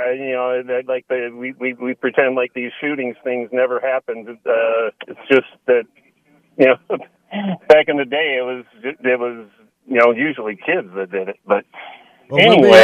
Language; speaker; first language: English; native; English